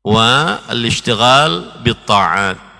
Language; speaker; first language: Arabic; non-native, fluent; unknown